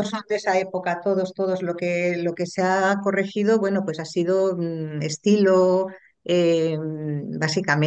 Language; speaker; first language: Spanish; native; Spanish